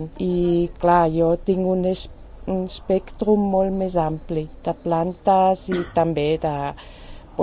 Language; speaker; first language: Catalan; non-native, fluent; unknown